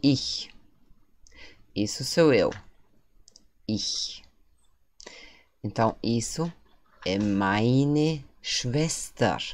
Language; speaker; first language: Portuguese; non-native, fluent; German